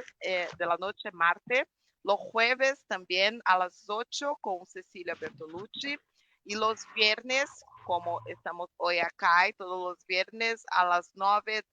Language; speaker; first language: Spanish; non-native, fluent; Portuguese